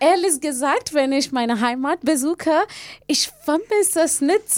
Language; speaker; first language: German; non-native, fluent; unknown